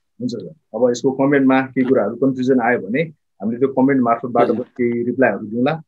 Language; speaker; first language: Nepali; native; Nepali